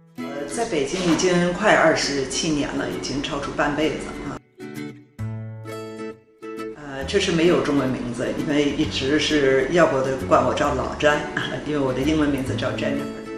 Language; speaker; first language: Chinese; non-native, fluent; English